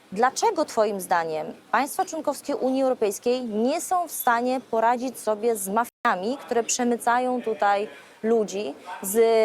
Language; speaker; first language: Polish; native; Polish